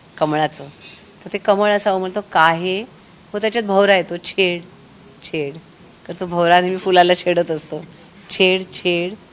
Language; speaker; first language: Marathi; native; Marathi